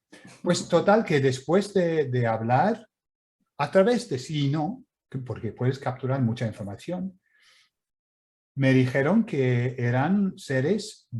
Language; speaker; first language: Spanish; non-native, fluent; English